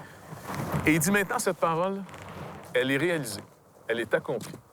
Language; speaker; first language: French; native; French